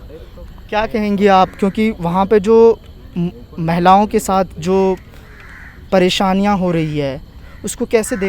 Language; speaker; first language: Hindi; native; Hindi